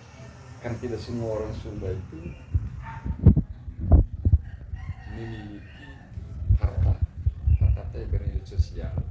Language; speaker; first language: Indonesian; non-native, local second language; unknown